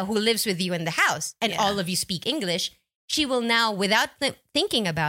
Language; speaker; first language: English; non-native, local second language; Filipino